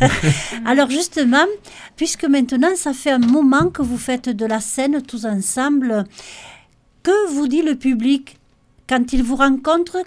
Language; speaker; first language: French; native; French